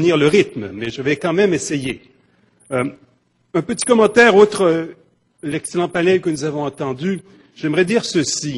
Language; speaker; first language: French; native; French